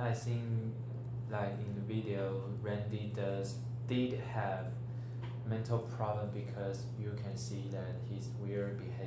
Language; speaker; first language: English; non-native, learner; Chinese